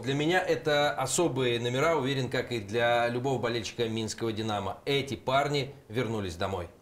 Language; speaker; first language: Russian; native; Russian